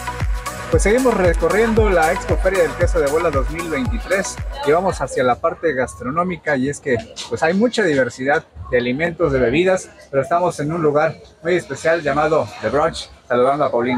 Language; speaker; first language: Spanish; native; Spanish